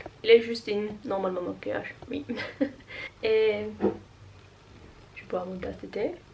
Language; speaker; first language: French; non-native, learner; Norwegian